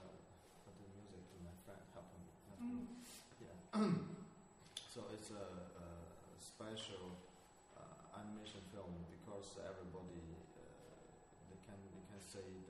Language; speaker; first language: English; non-native, learner; Chinese